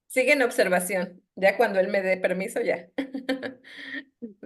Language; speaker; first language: Spanish; native; Spanish